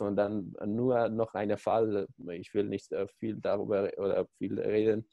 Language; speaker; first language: German; non-native, learner; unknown